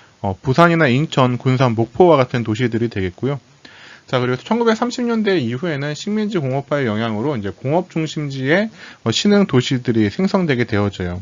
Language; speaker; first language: Korean; native; Korean